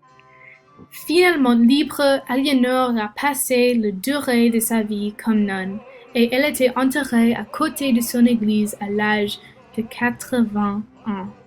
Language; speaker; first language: French; non-native, learner; English